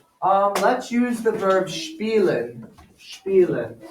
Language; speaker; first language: German; non-native, fluent; English